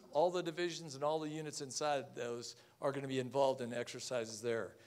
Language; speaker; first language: English; native; English